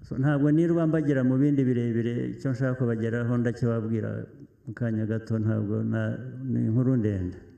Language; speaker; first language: Kinyarwanda; early bilingual, heritage; Kinyarwanda